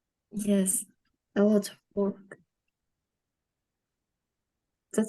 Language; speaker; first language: English; non-native, learner; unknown